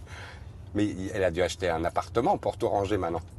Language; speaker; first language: French; native; French